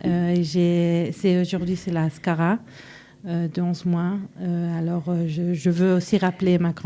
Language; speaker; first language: French; early bilingual, heritage; French